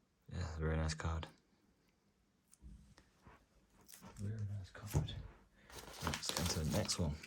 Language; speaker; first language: English; native; English